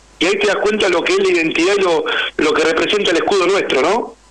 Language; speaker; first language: Spanish; native; Spanish